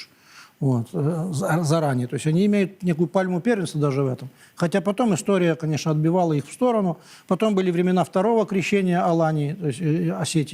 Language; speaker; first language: Russian; native; Russian